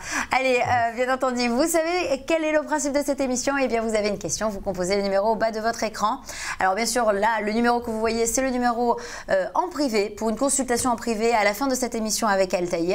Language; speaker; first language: French; native; French